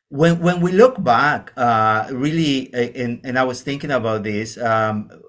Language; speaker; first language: English; non-native, fluent; Spanish